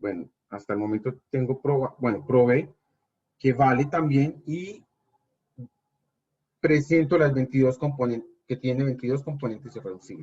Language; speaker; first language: Spanish; native; Spanish